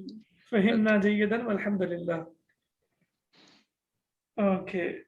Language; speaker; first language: Arabic; non-native, fluent; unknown